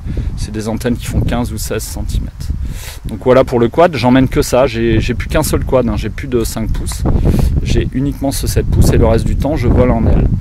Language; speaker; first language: French; native; French